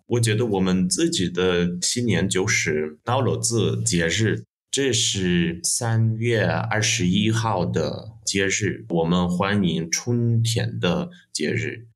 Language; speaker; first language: Chinese; non-native, fluent; Russian